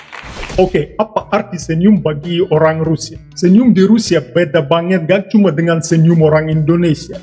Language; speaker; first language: Indonesian; non-native, fluent; Russian